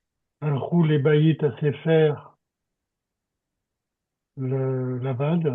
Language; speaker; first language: Hebrew; non-native, learner; French